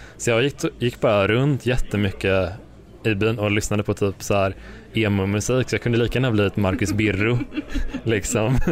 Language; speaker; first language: Swedish; native; Swedish